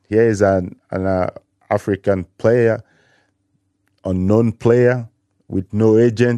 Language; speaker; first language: English; non-native, local second language; Igbo